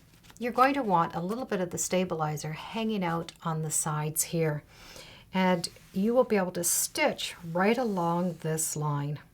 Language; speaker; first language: English; native; English